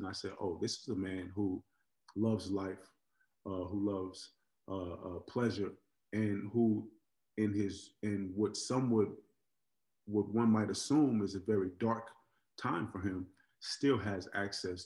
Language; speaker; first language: English; native; English